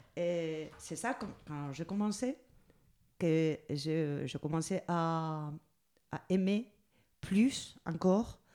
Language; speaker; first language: French; non-native, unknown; Spanish